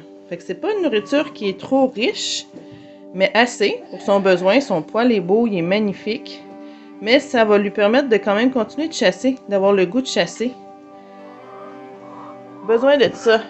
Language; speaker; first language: French; native; French